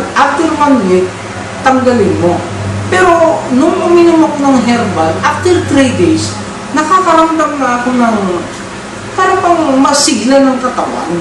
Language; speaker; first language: Filipino; non-native, local second language; Cebuano